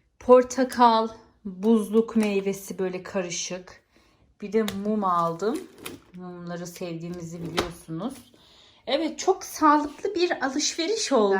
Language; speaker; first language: Turkish; early bilingual, heritage; Turkish